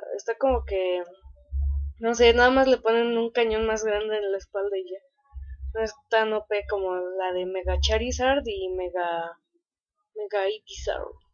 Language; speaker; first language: Spanish; native; Spanish